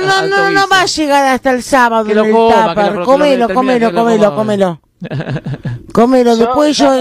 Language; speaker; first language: Spanish; native; Spanish